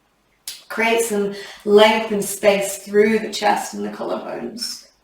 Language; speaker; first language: English; native; English